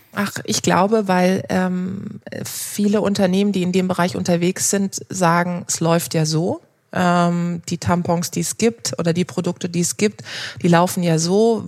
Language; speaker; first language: German; early bilingual, other home language; Turkish